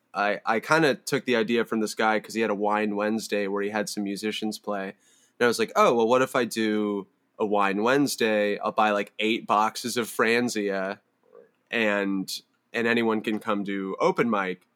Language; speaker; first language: English; native; English